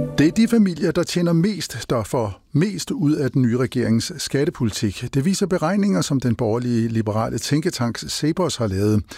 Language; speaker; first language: Danish; native; Danish